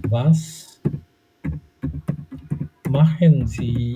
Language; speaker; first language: German; non-native, fluent; Bangla